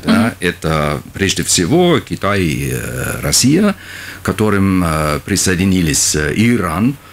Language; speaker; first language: Russian; non-native, fluent; German